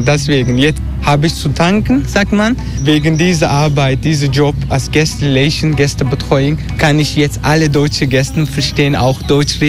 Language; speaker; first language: German; non-native, learner; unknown